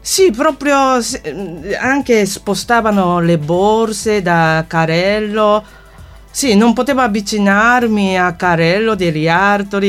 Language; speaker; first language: Italian; non-native, fluent; Japanese